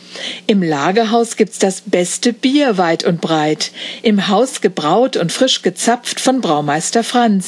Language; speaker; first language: German; native; German